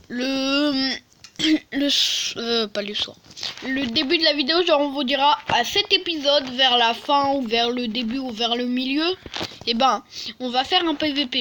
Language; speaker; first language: French; native; French